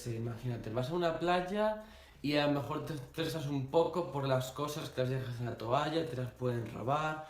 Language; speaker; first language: Spanish; native; Spanish